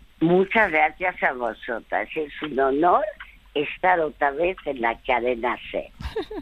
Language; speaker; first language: Spanish; early bilingual, other home language; French